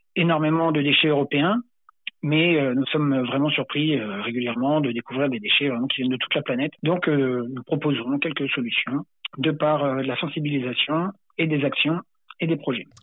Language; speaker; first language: French; native; French